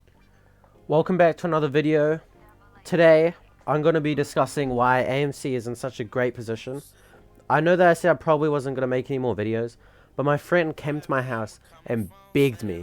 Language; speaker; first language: English; native; English